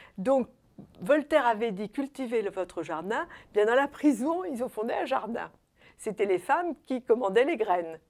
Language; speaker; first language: French; native; French